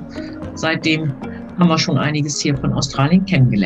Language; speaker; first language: German; native; German